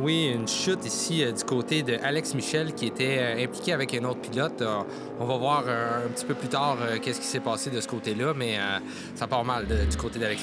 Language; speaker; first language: French; native; French